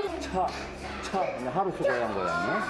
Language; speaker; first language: Korean; native; Korean